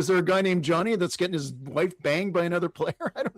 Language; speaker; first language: English; native; English